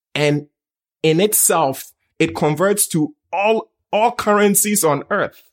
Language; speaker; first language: English; non-native, local second language; Akan